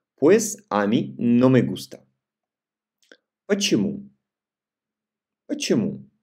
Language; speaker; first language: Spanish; non-native, fluent; Russian